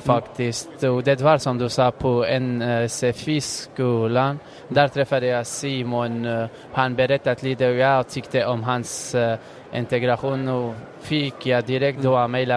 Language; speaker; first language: Swedish; non-native, fluent; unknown